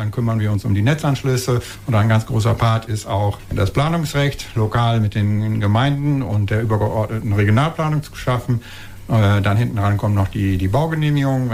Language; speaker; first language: German; native; German